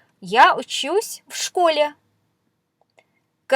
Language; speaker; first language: Russian; non-native, fluent; English